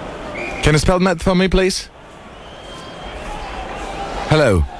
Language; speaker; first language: English; non-native, learner; Lithuanian